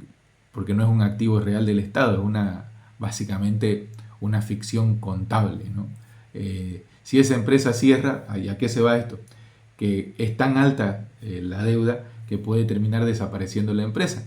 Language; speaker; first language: Spanish; native; Spanish